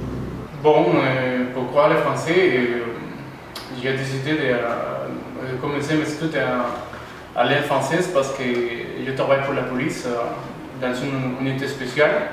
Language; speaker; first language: French; non-native, learner; Spanish